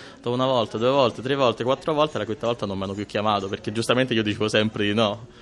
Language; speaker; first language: Italian; native; Italian